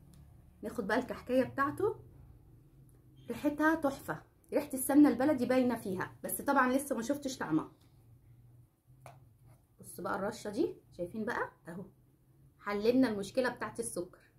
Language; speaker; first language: Arabic; native; Arabic